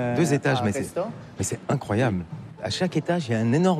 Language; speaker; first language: French; native; French